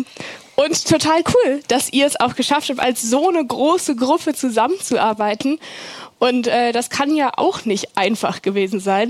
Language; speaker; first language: German; native; German